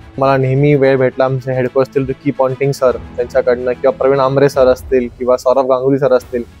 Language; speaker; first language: Marathi; native; Marathi